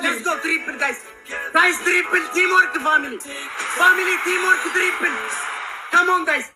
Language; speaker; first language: English; non-native, learner; Oromo